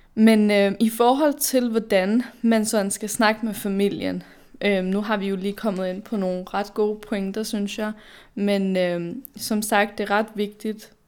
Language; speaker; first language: Danish; early bilingual, other home language; Arabic